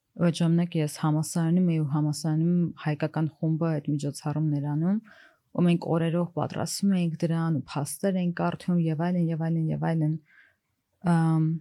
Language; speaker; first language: Armenian; early bilingual, heritage; Armenian